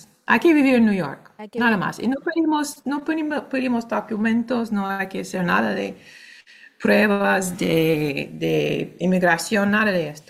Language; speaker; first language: Spanish; non-native, fluent; English